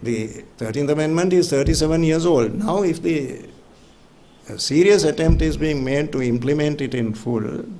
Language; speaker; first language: English; non-native, local second language; Sinhala